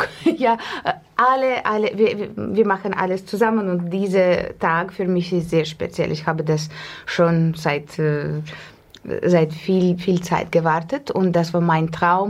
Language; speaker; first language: German; non-native, learner; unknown